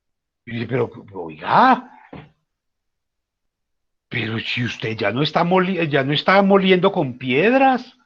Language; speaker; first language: Spanish; native; Spanish